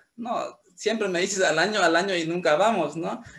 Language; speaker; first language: Spanish; native; Spanish